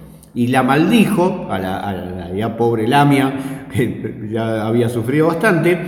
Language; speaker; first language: Spanish; native; Spanish